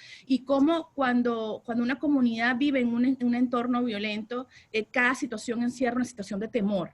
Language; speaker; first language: Spanish; native; Spanish